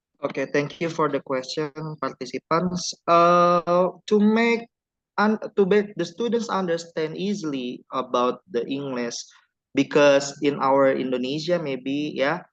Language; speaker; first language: English; non-native, learner; Indonesian